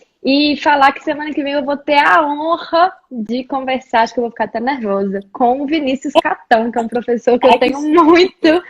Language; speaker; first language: Portuguese; native; Portuguese